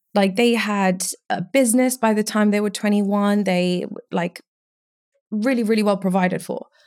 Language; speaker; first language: English; early bilingual, other home language; Romanian